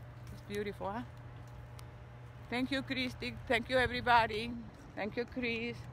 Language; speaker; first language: English; non-native, fluent; Spanish